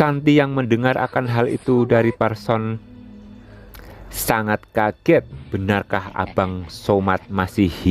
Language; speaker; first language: Indonesian; native; Indonesian